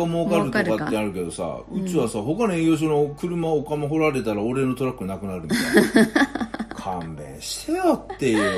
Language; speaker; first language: Japanese; native; Japanese